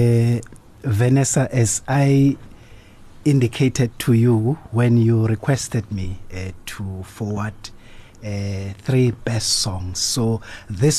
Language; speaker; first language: English; non-native, local second language; Zulu